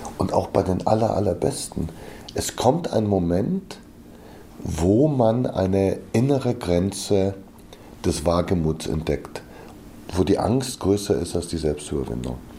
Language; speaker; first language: German; early bilingual, other home language; Bulgarian